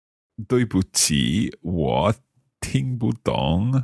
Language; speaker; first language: Chinese; non-native, learner; English